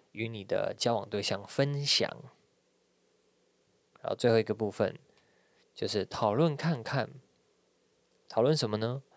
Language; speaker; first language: Chinese; native; Chinese